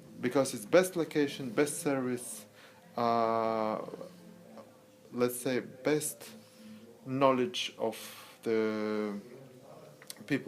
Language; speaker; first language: English; non-native, learner; Russian